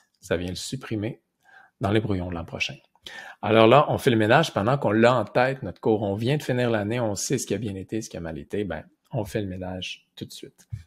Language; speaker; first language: French; native; French